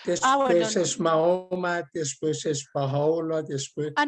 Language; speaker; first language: Spanish; non-native, fluent; Persian